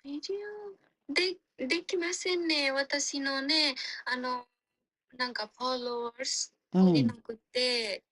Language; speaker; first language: Japanese; non-native, fluent; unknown